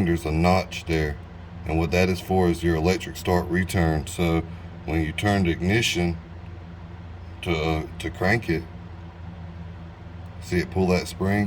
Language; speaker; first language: English; native; English